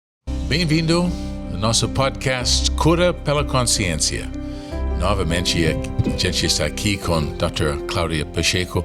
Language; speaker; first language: Portuguese; non-native, fluent; English